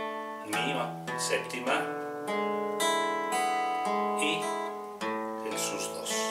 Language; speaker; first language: Spanish; native; Spanish